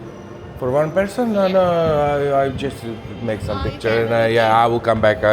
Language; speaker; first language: English; non-native, learner; Macedonian